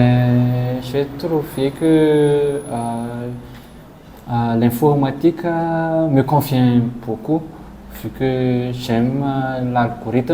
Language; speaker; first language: French; non-native, local second language; Malagasy